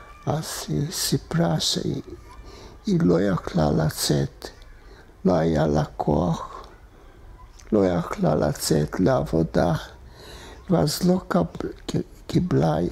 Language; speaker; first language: Hebrew; non-native, fluent; Hungarian